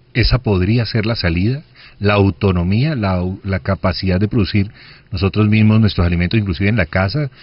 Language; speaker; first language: Spanish; native; Spanish